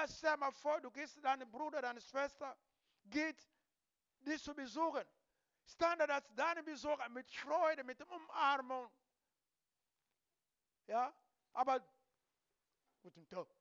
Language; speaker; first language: German; non-native, learner; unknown